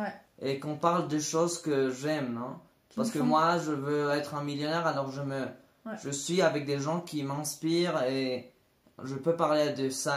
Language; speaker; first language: French; non-native, learner; Spanish